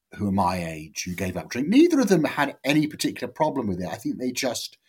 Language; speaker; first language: English; native; English